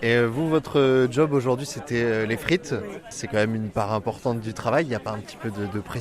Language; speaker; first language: French; native; French